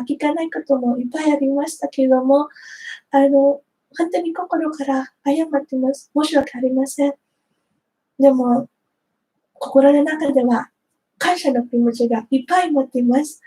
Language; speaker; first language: Japanese; non-native, fluent; Filipino